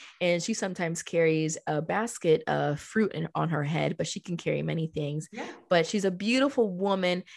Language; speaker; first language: English; early bilingual, other home language; Spanish